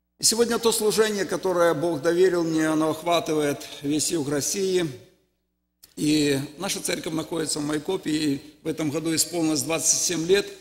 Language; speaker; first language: Russian; native; Russian